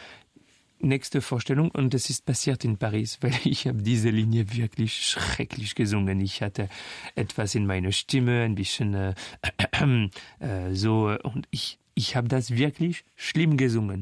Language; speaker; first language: German; non-native, fluent; French